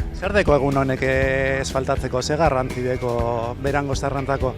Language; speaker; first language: Basque; native; Basque